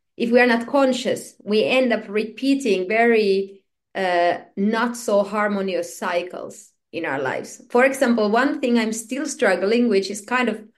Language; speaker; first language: English; non-native, fluent; Finnish